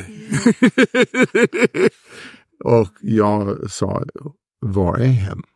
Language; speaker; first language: Swedish; non-native, fluent; English